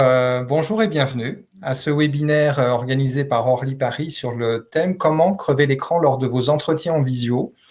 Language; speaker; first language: French; native; French